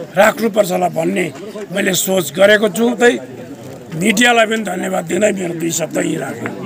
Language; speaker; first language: Nepali; native; Nepali